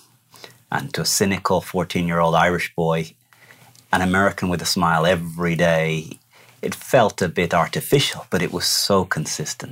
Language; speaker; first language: English; native; English